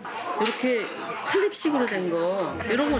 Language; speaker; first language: Korean; native; Korean